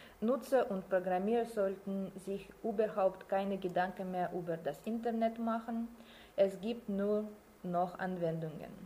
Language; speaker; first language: German; non-native, learner; Russian